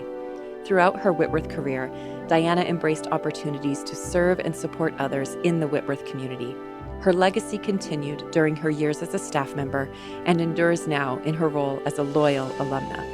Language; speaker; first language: English; native; English